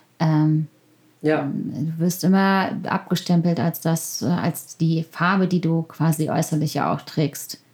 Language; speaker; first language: German; early bilingual, other home language; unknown